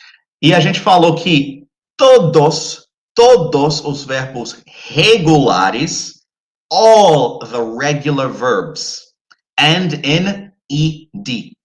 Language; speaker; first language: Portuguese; non-native, fluent; English